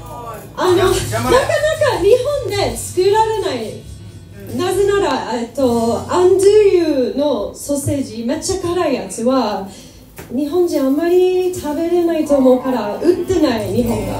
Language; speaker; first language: Japanese; non-native, fluent; English